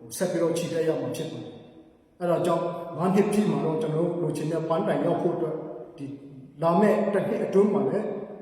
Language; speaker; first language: Burmese; non-native, local second language; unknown